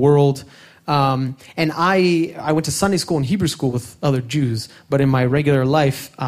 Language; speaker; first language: English; native; English